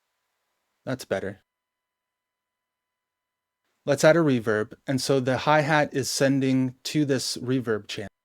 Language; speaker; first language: English; native; English